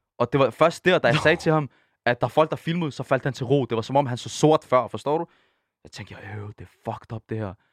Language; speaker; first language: Danish; early bilingual, other home language; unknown